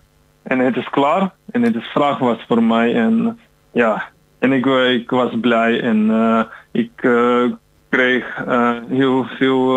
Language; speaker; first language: Dutch; non-native, learner; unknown